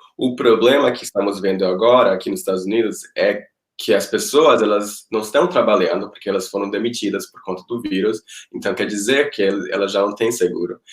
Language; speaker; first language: Portuguese; non-native, fluent; Spanish